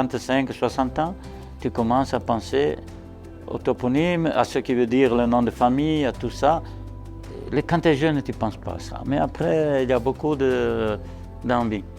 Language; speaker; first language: French; non-native, local second language; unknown